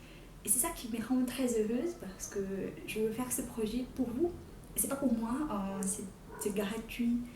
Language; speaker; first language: French; non-native, fluent; Portuguese